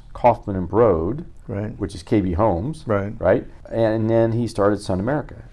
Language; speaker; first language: English; native; English